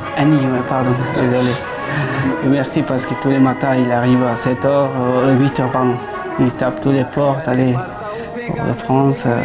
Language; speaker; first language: French; non-native, learner; Persian